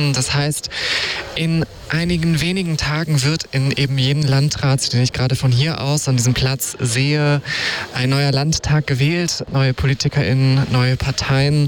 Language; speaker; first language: German; native; German